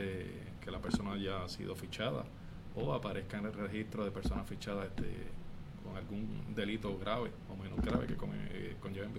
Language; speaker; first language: Spanish; native; Spanish